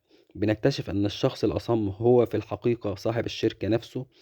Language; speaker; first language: Arabic; native; Arabic